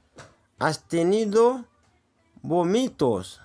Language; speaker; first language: Spanish; non-native, learner; Haitian Creole